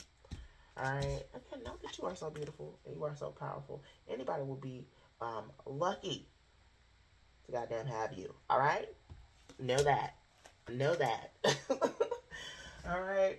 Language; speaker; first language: English; native; English